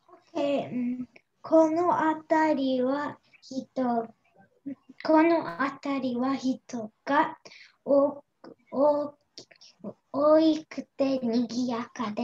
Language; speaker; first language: Japanese; non-native, learner; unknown